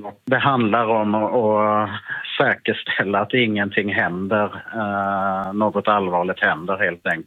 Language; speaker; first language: Swedish; native; Swedish